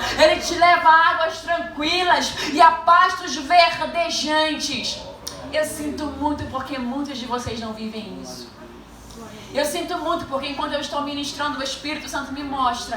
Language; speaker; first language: Portuguese; native; Portuguese